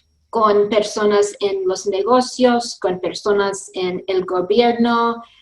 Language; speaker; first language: Spanish; early bilingual, heritage; English